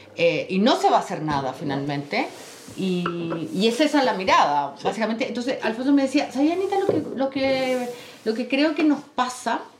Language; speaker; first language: Spanish; native; Spanish